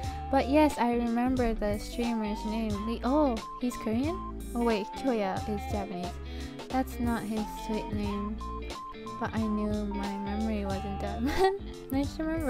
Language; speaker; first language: English; early bilingual, other home language; Japanese